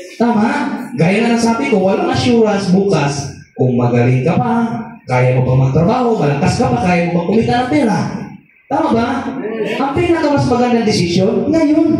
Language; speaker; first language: Filipino; non-native, local second language; Masbatenyo